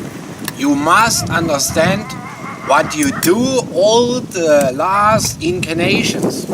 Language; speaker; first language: English; non-native, learner; German